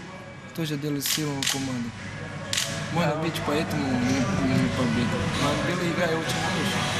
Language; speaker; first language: Russian; non-native, learner; Portuguese